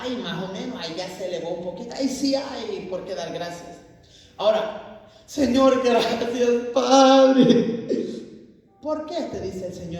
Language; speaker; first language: Spanish; native; Spanish